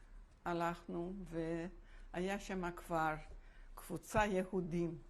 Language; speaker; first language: Hebrew; non-native, fluent; Polish